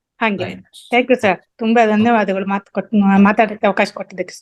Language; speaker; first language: Kannada; native; Kannada